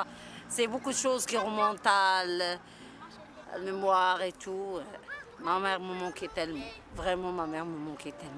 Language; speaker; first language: French; non-native, local second language; Arabic